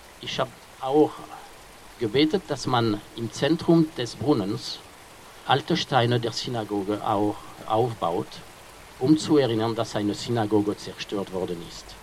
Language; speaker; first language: German; non-native, fluent; French